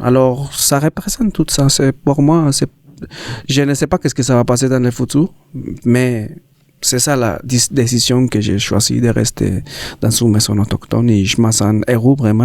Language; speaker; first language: French; non-native, learner; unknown